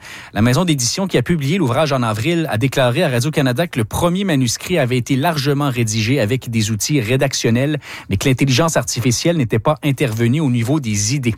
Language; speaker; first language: French; native; French